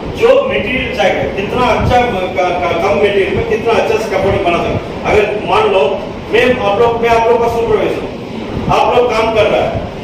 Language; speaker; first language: Hindi; non-native, local second language; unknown